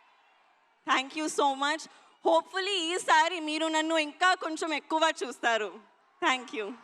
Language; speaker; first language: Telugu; non-native, learner; Hindi